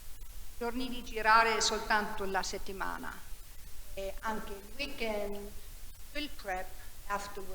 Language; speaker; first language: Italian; non-native, learner; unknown